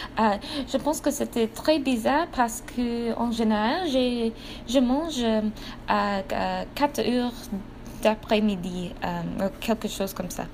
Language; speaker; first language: French; non-native, learner; English